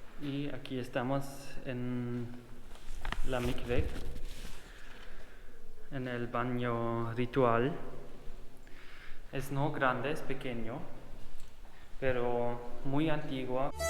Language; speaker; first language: Spanish; non-native, learner; German